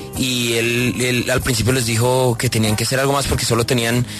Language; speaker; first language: Spanish; native; Spanish